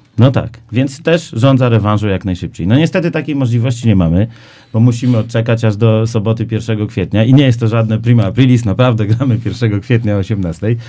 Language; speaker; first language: Polish; native; Polish